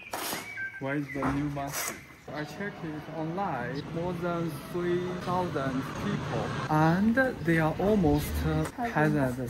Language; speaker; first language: English; non-native, fluent; Chinese